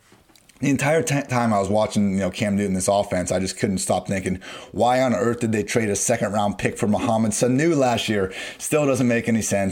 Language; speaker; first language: English; native; English